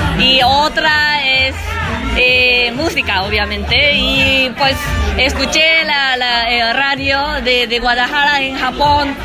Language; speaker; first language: Spanish; non-native, learner; Japanese